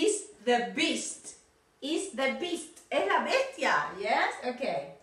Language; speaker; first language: English; non-native, fluent; Spanish